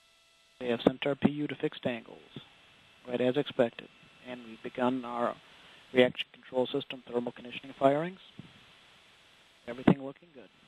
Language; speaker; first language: English; native; English